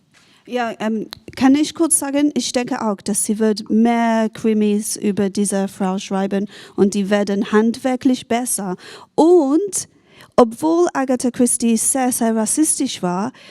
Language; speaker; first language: German; non-native, fluent; English